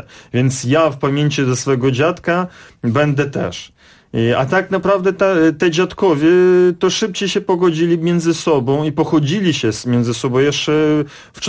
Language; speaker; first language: Polish; non-native, fluent; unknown